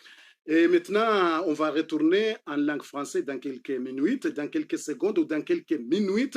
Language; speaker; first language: French; non-native, fluent; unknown